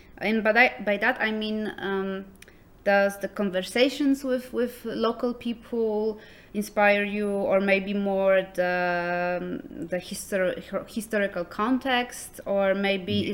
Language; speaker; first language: English; non-native, fluent; Polish